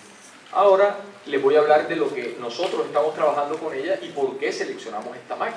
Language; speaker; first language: Spanish; native; Spanish